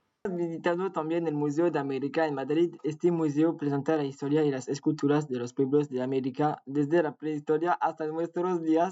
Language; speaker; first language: Spanish; non-native, learner; French